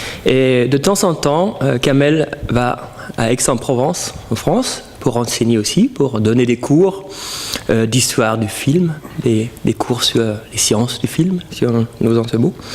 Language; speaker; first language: French; non-native, fluent; Danish